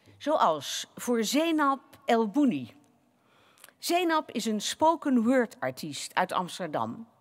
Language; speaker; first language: Dutch; native; Dutch